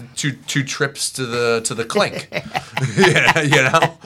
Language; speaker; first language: English; native; English